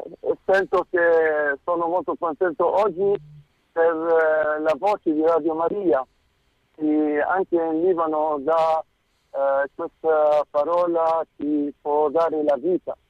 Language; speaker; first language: Italian; non-native, fluent; Arabic